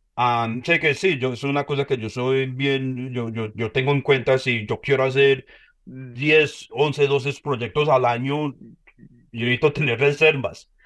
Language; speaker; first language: Spanish; early bilingual, heritage; Spanish